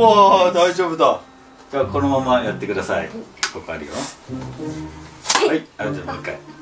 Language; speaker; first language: Japanese; native; Japanese